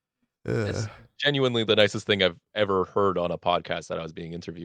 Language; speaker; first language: English; native; English